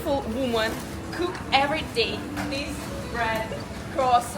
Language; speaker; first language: English; non-native, learner; Ukrainian